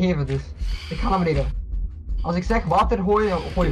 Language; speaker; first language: Dutch; native; Dutch